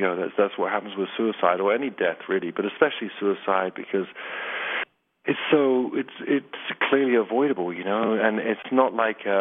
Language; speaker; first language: English; native; English